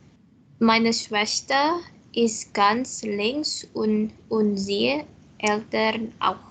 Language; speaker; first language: German; non-native, learner; Indonesian